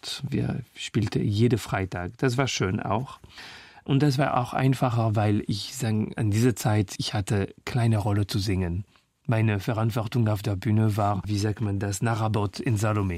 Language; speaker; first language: German; non-native, learner; French